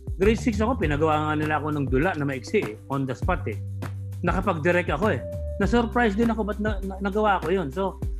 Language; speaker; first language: Filipino; non-native, local second language; Bikol